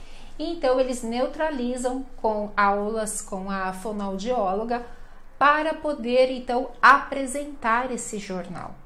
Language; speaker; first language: Portuguese; native; Portuguese